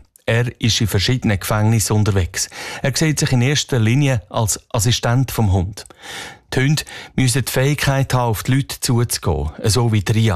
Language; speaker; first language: German; native; German